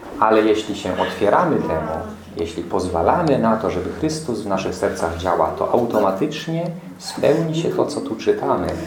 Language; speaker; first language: Polish; non-native, fluent; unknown